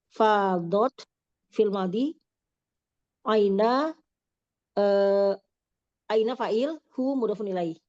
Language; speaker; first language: Arabic; non-native, learner; Indonesian